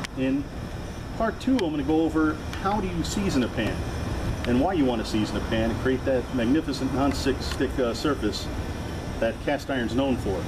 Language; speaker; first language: English; native; English